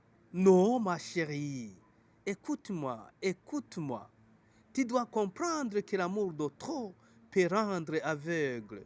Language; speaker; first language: French; non-native, local second language; Rundi